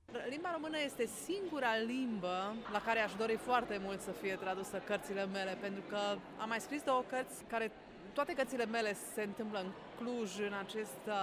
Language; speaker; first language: Romanian; non-native, local second language; Hungarian